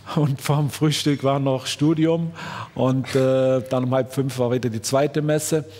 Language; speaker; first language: German; non-native, local second language; Swiss German